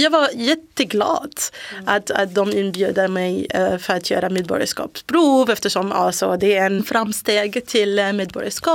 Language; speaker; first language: Swedish; non-native, local second language; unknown